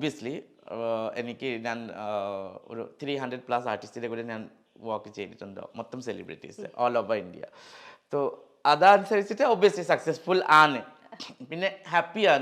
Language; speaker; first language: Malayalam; non-native, local second language; Assamese